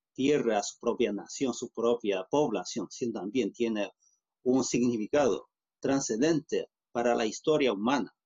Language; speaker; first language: Spanish; non-native, fluent; Chinese